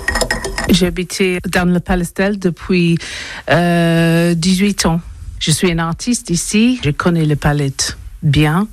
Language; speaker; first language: French; non-native, learner; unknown